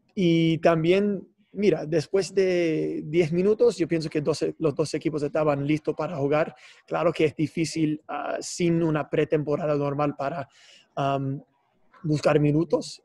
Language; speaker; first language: Spanish; non-native, fluent; English